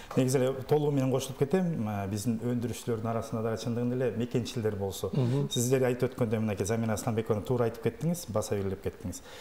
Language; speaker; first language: Kyrgyz; native; Kyrgyz